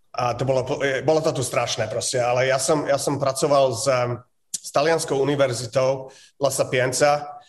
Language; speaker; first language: Slovak; native; Slovak